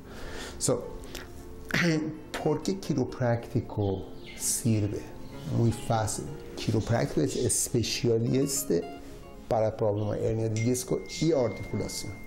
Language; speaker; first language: Spanish; non-native, learner; Persian